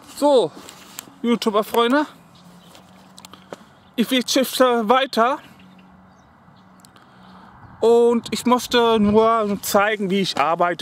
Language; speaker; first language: German; non-native, learner; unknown